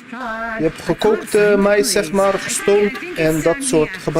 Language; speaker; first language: Dutch; early bilingual, other home language; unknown